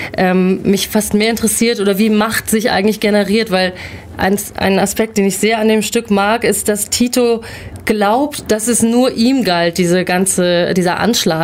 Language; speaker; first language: German; native; German